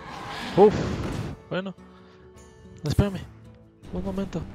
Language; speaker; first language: Spanish; native; Spanish